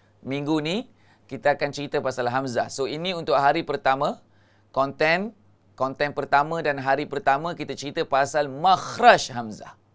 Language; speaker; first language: Malay; native; Malay